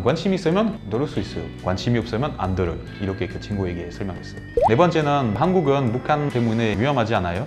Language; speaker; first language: Korean; non-native, learner; French